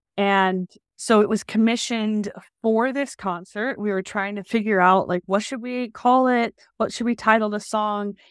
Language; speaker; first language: English; native; English